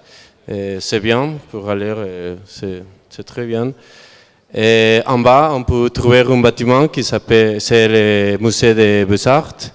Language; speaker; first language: French; non-native, learner; Spanish